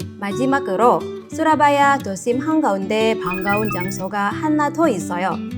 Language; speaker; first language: Korean; non-native, fluent; Indonesian